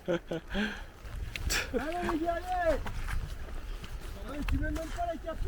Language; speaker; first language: French; native; French